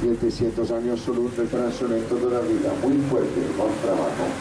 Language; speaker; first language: Spanish; non-native, learner; Dutch